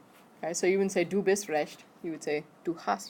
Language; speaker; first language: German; non-native, fluent; English